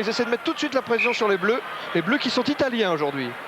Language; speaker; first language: French; native; French